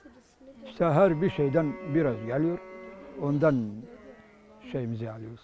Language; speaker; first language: Turkish; non-native, local second language; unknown